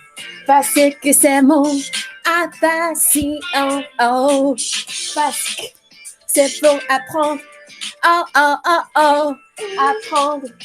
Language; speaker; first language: French; non-native, learner; Korean